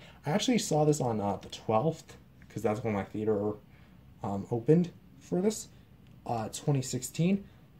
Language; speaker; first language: English; native; English